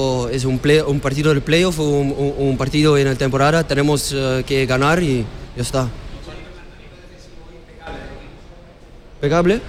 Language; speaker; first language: Spanish; non-native, fluent; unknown